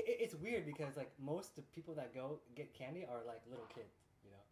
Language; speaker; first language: English; native; English